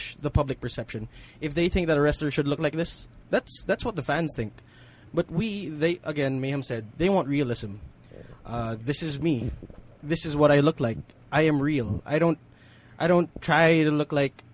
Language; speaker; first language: English; non-native, local second language; Hiligaynon